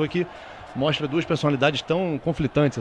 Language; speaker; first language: Portuguese; native; Portuguese